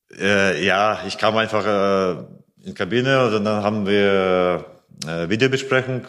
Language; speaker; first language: German; non-native, fluent; Latvian